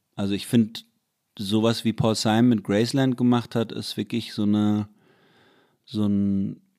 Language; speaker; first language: German; native; German